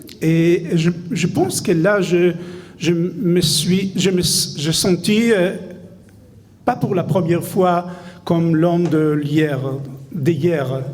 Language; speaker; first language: French; non-native, fluent; Hebrew